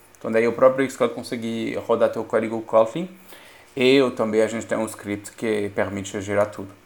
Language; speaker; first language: Portuguese; non-native, fluent; French